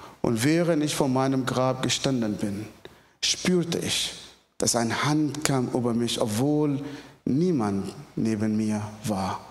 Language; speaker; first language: German; non-native, fluent; Arabic